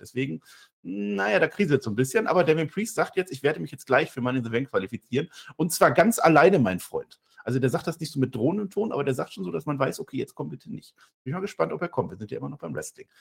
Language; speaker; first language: German; native; German